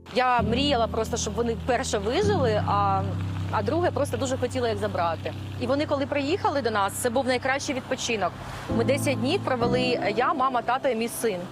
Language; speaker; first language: Ukrainian; native; Ukrainian